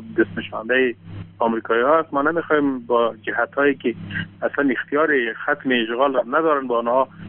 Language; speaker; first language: Persian; non-native, local second language; Pashto